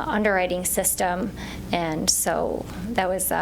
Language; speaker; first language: English; native; English